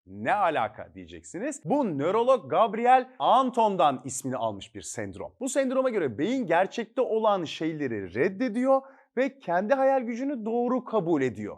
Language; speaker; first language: Turkish; native; Turkish